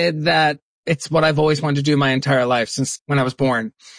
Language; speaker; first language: English; native; English